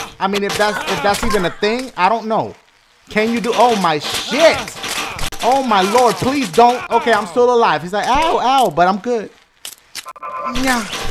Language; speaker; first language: English; native; English